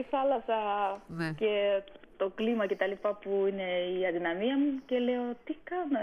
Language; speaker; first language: Greek; non-native, fluent; Armenian